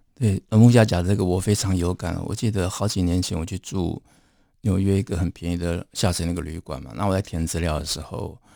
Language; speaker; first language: Chinese; native; Chinese